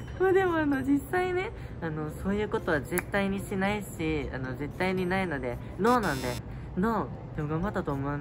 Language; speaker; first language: Japanese; native; Japanese